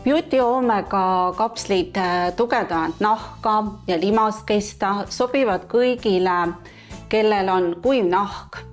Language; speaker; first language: Estonian; native; Estonian